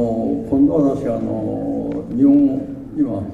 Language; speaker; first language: Japanese; non-native, learner; Korean